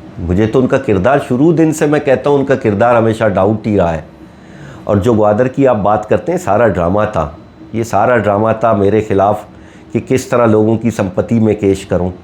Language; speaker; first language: Urdu; non-native, local second language; Baluchi